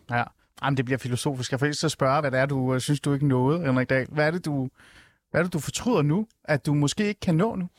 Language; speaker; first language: Danish; early bilingual, other home language; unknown